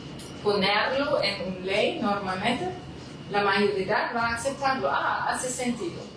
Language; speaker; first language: Spanish; non-native, learner; German